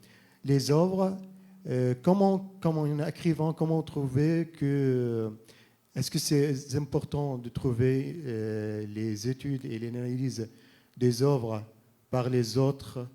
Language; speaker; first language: French; non-native, fluent; Arabic